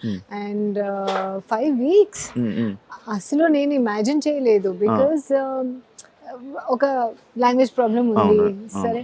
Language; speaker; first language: Telugu; non-native, learner; Hindi